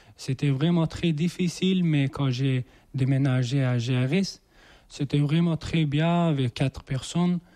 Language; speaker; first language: French; non-native, learner; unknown